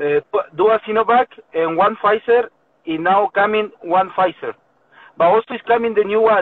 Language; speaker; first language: English; non-native, learner; Spanish